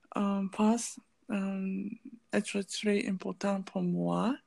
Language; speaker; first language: French; non-native, learner; English